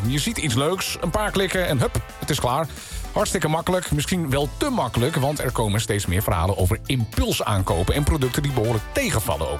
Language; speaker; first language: Dutch; native; Dutch